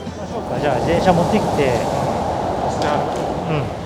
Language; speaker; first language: Japanese; native; Japanese